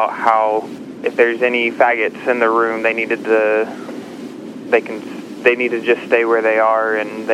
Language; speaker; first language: English; native; English